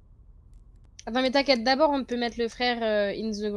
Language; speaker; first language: French; native; French